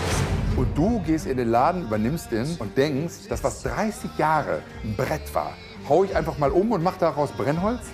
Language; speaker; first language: German; native; German